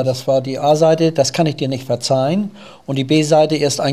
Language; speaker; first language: German; native; German